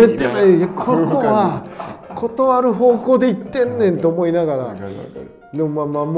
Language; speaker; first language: Japanese; native; Japanese